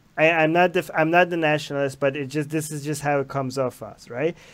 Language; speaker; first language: English; non-native, fluent; Persian